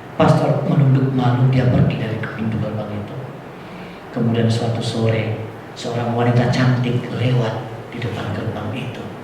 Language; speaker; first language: Indonesian; non-native, local second language; Batak Toba